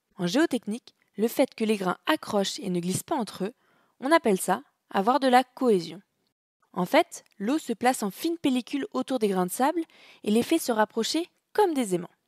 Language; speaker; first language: French; native; French